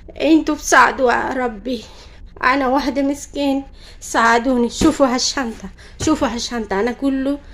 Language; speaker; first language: Arabic; non-native, learner; Bangla